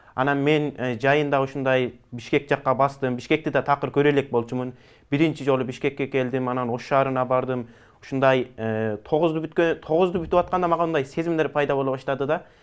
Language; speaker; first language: Kyrgyz; early bilingual, heritage; Kyrgyz